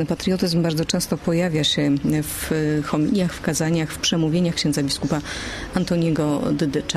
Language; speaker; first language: Polish; native; Polish